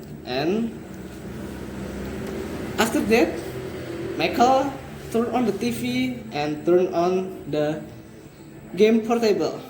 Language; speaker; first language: English; non-native, learner; Indonesian